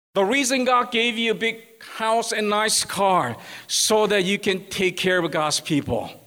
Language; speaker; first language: English; non-native, fluent; Korean